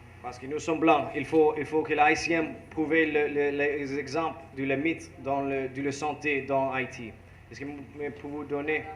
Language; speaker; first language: French; non-native, learner; English